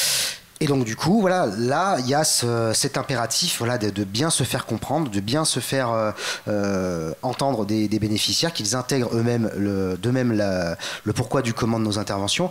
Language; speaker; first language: French; native; French